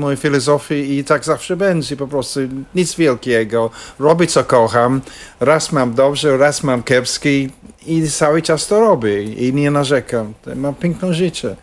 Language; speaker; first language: Polish; non-native, fluent; English